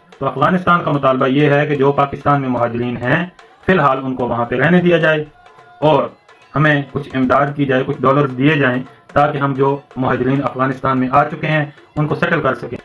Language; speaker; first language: Urdu; non-native, local second language; Northern Hindko